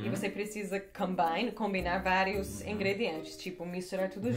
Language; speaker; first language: Portuguese; non-native, fluent; English